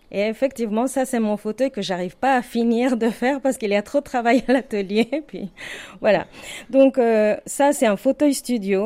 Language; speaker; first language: French; non-native, fluent; Spanish